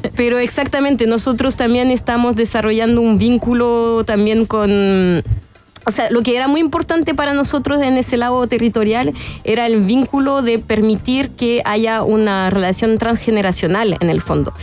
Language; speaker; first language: Spanish; non-native, fluent; French